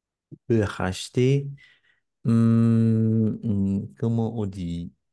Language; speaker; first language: French; non-native, learner; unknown